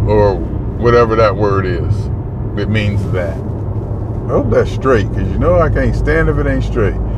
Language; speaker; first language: English; native; English